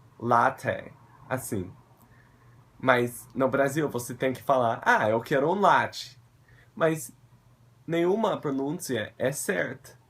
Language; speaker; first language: Portuguese; non-native, fluent; English